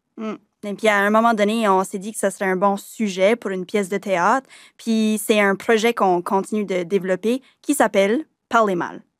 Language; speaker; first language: French; native; French